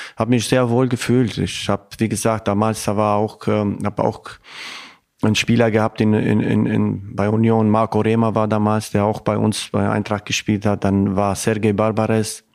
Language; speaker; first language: German; non-native, fluent; Albanian